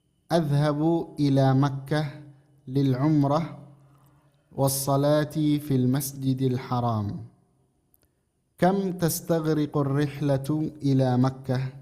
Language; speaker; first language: Arabic; non-native, fluent; Indonesian